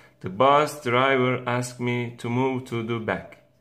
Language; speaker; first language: English; non-native, fluent; Turkish